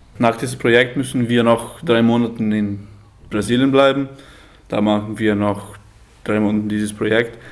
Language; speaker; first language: German; early bilingual, heritage; German